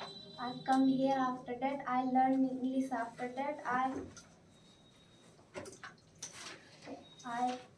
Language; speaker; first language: English; non-native, learner; Hindi